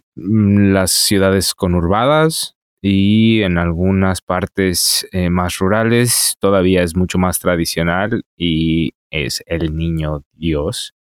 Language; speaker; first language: Spanish; native; Spanish